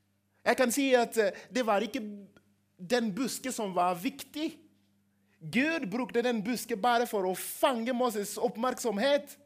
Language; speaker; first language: Norwegian; non-native, fluent; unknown